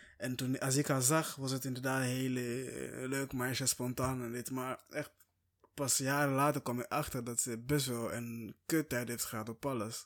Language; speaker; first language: Dutch; non-native, fluent; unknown